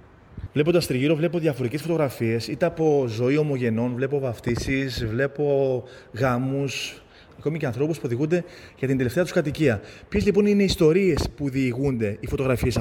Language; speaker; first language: Greek; native; Greek